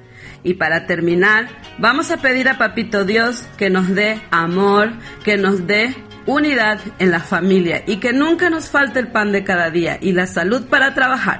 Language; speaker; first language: Spanish; native; Spanish